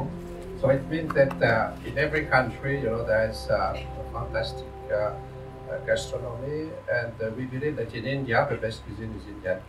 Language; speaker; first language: English; non-native, fluent; French